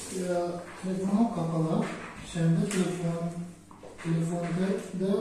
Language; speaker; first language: Turkish; non-native, learner; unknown